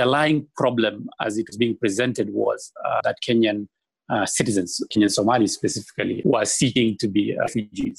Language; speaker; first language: English; non-native, local second language; Somali